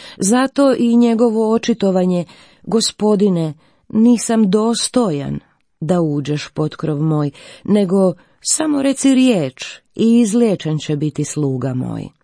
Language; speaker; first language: Croatian; native; Croatian